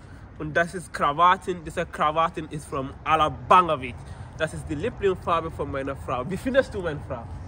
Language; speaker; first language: German; non-native, learner; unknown